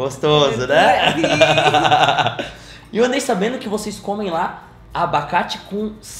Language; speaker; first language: Portuguese; native; Portuguese